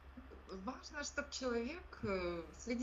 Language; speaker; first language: Russian; non-native, local second language; Ukrainian